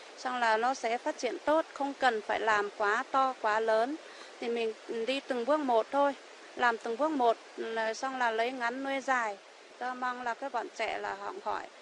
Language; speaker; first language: Vietnamese; non-native, local second language; Iu Mien